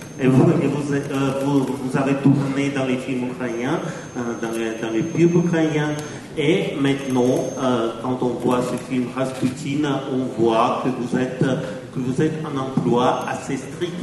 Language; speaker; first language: French; non-native, fluent; Russian